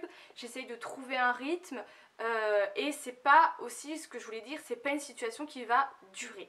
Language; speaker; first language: French; native; French